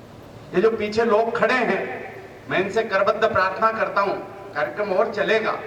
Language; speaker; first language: Hindi; native; Hindi